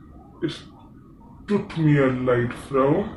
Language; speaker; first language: German; non-native, learner; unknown